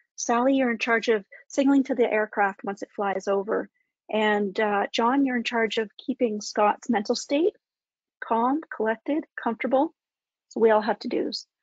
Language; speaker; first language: English; native; English